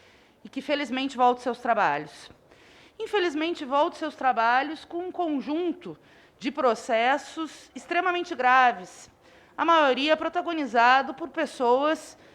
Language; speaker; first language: Portuguese; native; Portuguese